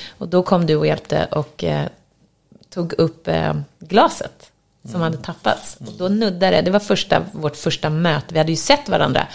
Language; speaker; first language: Swedish; native; Swedish